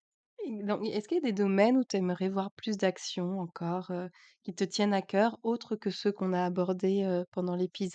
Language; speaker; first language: French; native; French